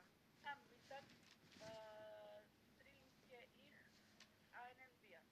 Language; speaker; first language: German; non-native, learner; Macedonian